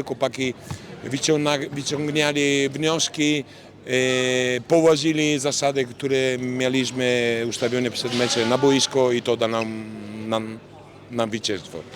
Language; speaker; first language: Polish; non-native, fluent; Italian